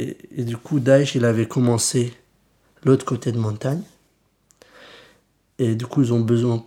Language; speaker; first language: French; early bilingual, other home language; Kurdish